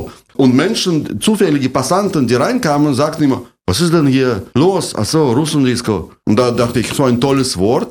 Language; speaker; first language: German; non-native, fluent; Russian